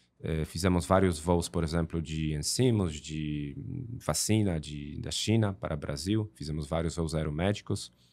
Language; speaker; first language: Portuguese; non-native, fluent; Polish